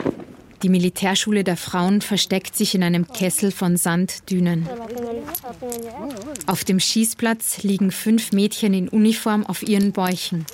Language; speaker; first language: German; native; German